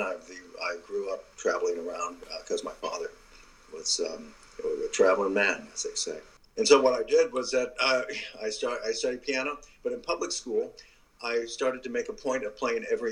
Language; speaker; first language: English; native; English